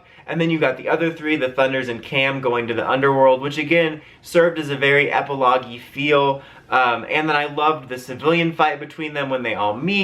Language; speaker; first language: English; native; English